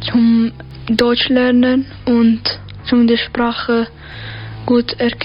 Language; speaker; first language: German; early bilingual, other home language; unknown